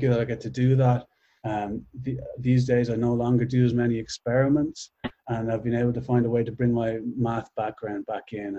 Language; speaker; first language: English; native; English